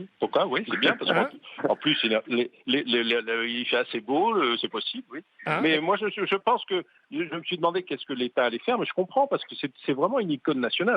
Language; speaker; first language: French; native; French